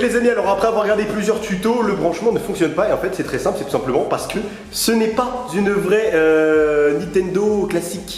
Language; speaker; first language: French; native; French